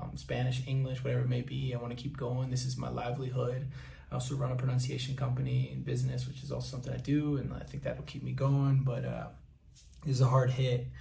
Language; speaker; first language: English; native; English